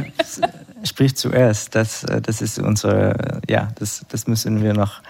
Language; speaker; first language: German; non-native, fluent; Hebrew